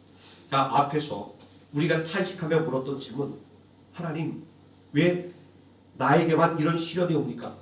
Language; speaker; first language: Korean; native; Korean